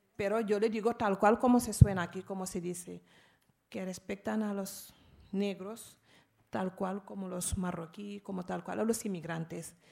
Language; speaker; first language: Spanish; non-native, fluent; Arabic